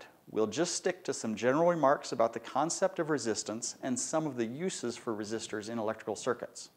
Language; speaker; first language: English; native; English